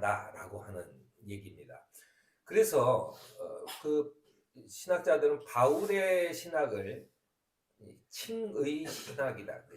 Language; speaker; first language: Korean; native; Korean